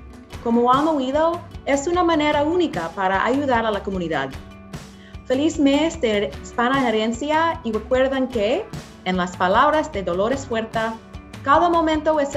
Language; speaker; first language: Spanish; non-native, learner; English